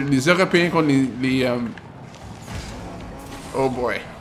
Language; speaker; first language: French; native; French